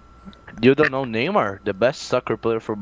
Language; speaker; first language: English; non-native, learner; Portuguese